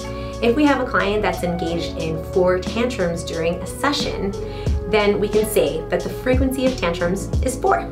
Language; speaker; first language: English; native; English